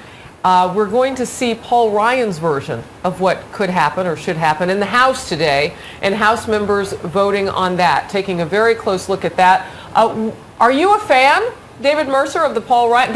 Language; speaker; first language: English; native; English